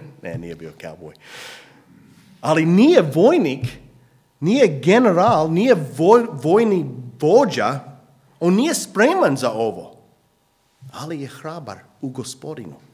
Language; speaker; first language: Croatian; non-native, fluent; English